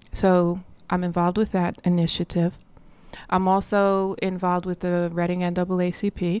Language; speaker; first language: English; native; English